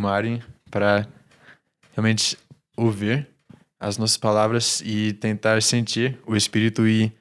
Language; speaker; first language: Portuguese; non-native, fluent; English